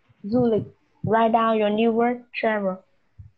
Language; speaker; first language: English; non-native, fluent; Vietnamese